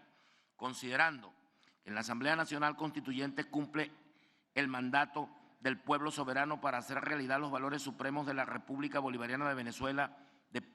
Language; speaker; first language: Spanish; native; Spanish